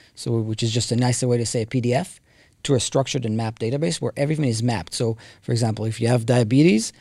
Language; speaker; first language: English; non-native, fluent; Hebrew